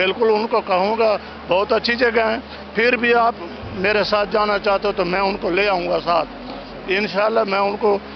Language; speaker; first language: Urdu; non-native, local second language; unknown